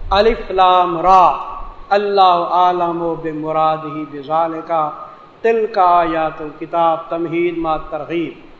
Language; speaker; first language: Urdu; non-native, local second language; Saraiki